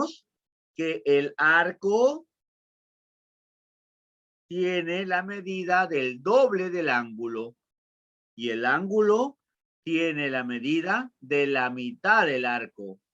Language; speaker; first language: Spanish; native; Spanish